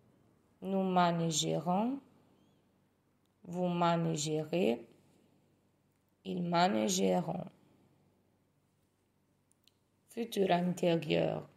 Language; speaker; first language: French; non-native, learner; Italian